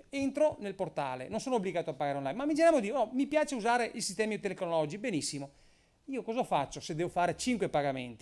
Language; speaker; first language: Italian; native; Italian